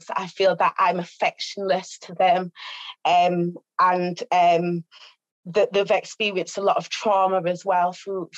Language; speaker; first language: English; native; English